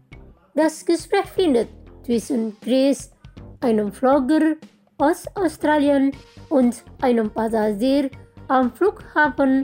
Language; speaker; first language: German; non-native, fluent; Indonesian